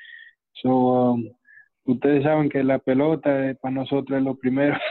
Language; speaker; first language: Spanish; early bilingual, other home language; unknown